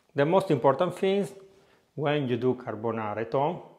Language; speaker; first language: English; non-native, fluent; Italian